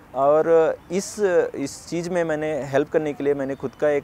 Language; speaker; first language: Hindi; native; Hindi